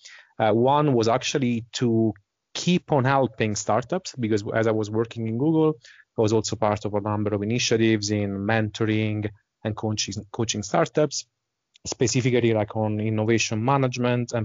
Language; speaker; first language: English; non-native, fluent; Italian